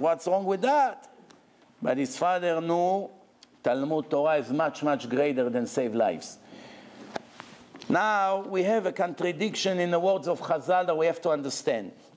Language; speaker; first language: English; non-native, fluent; Hebrew